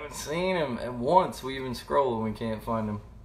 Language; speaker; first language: English; native; English